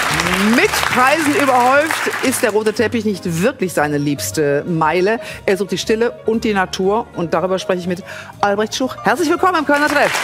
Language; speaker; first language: German; native; German